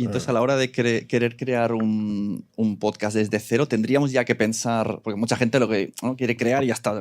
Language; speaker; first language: Spanish; native; Spanish